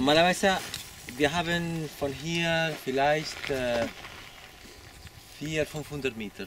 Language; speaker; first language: German; non-native, learner; Spanish